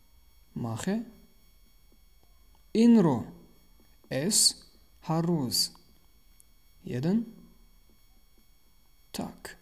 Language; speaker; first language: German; non-native, learner; Tajik